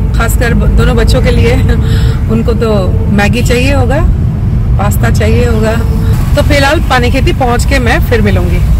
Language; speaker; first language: Hindi; native; Hindi